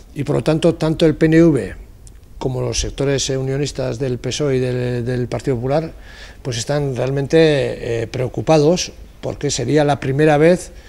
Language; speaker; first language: Spanish; native; Spanish